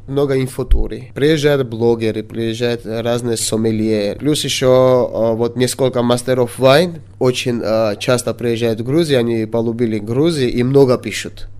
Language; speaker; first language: Russian; non-native, local second language; Georgian